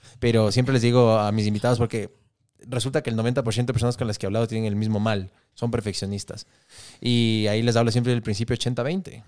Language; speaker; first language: Spanish; native; Spanish